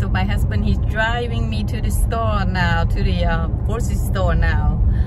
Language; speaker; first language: English; non-native, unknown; Thai